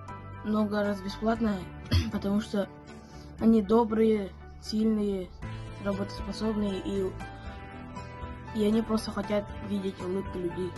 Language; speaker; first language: Russian; non-native, local second language; Yakut